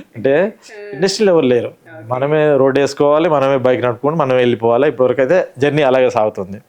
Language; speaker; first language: Telugu; native; Telugu